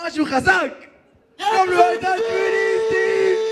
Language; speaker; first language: Hebrew; native; Hebrew